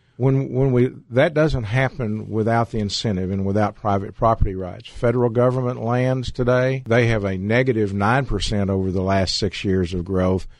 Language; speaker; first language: English; native; English